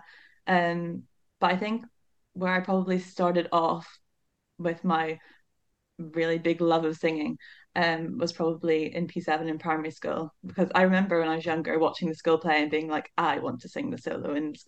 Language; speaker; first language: English; native; English